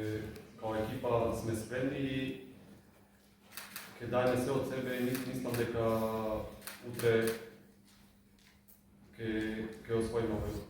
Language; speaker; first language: Macedonian; non-native, local second language; Albanian